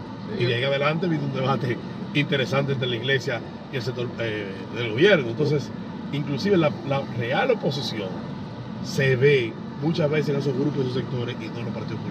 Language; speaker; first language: Spanish; native; Spanish